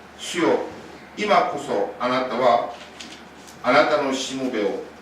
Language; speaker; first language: Japanese; non-native, fluent; Korean